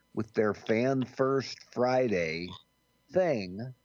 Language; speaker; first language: English; native; English